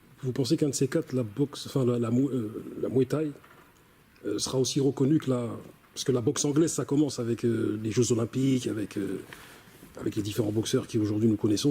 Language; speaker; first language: French; native; French